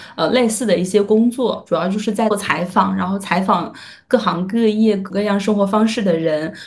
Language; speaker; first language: Chinese; native; Chinese